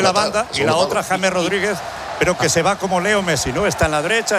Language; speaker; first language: Spanish; native; Spanish